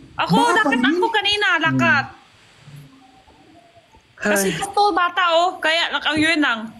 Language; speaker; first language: Filipino; non-native, learner; Chinese